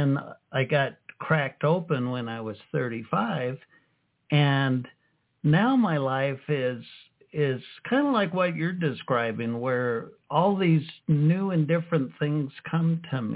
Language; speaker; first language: English; native; English